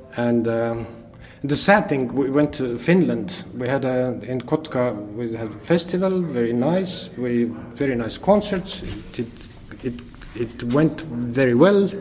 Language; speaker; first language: English; non-native, learner; Estonian